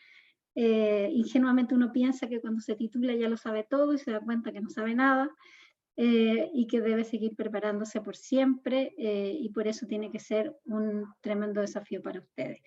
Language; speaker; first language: Spanish; native; Spanish